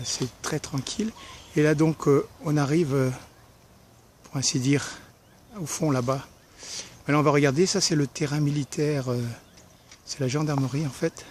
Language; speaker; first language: French; native; French